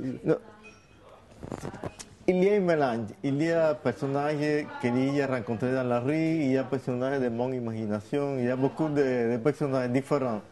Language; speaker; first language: French; non-native, learner; Spanish